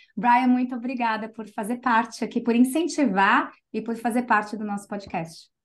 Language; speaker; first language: Portuguese; native; Portuguese